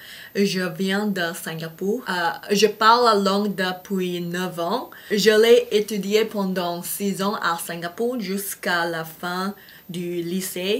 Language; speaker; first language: French; non-native, fluent; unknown